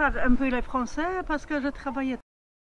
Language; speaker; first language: French; non-native, learner; Polish